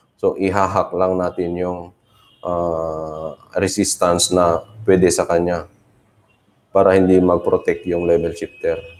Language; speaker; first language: Filipino; native; Filipino